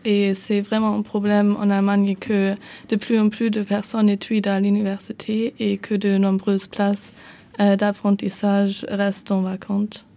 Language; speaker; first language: French; non-native, learner; German